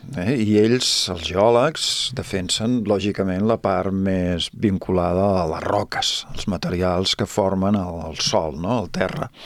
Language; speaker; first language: Catalan; native; Catalan